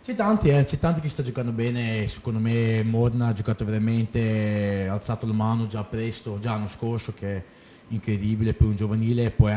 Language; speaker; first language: Italian; non-native, fluent; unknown